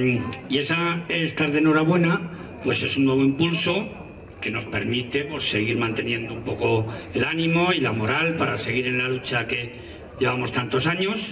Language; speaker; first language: Spanish; native; Spanish